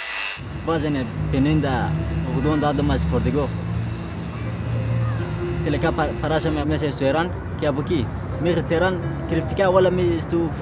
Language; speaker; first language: Greek; non-native, learner; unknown